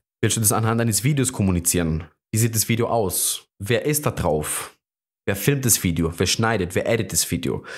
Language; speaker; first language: German; non-native, fluent; Greek